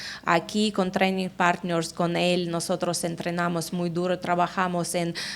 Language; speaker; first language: Spanish; non-native, fluent; Russian